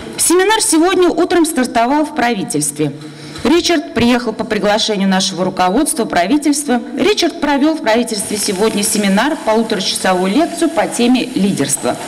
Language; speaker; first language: Russian; native; Russian